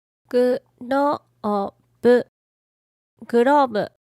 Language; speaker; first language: Japanese; native; Japanese